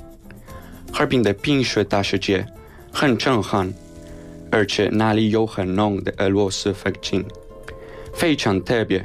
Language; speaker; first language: Chinese; non-native, learner; Spanish